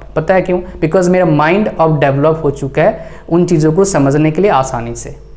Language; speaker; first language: Hindi; non-native, local second language; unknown